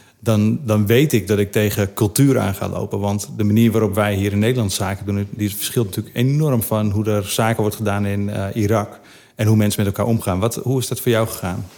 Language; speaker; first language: Dutch; native; Dutch